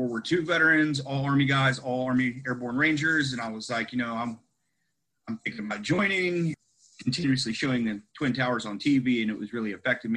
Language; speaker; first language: English; native; English